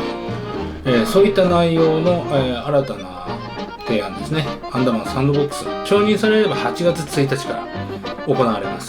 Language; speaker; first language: Japanese; native; Japanese